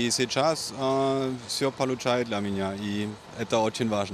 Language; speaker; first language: Russian; non-native, learner; German